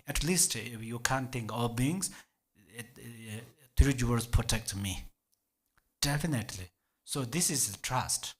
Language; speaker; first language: English; non-native, learner; Tibetan